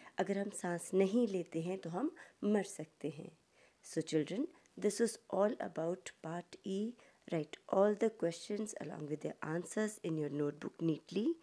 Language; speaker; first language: Hindi; native; Hindi